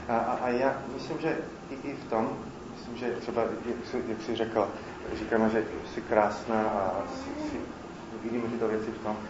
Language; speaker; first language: Czech; non-native, fluent; English